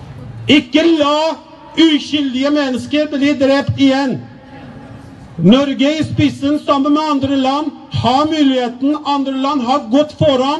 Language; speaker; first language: Norwegian; non-native, fluent; Persian